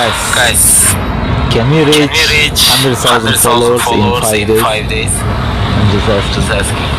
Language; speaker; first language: English; non-native, learner; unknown